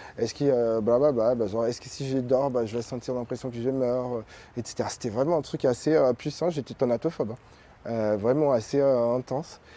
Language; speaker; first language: French; non-native, fluent; Portuguese